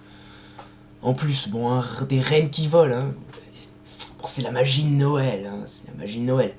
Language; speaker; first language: French; native; French